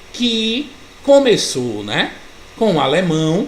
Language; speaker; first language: Portuguese; native; Portuguese